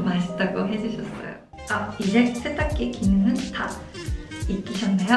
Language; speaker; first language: Korean; non-native, fluent; Japanese